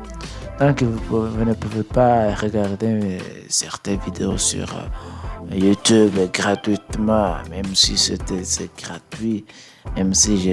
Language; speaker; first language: French; non-native, learner; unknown